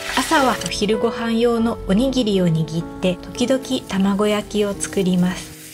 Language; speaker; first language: Japanese; native; Japanese